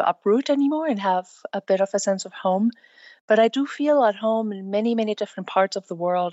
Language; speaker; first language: English; non-native, fluent; German